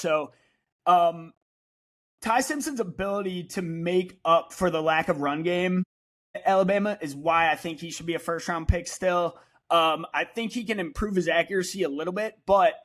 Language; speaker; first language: English; native; English